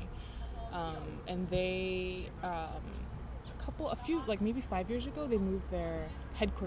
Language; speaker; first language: English; native; English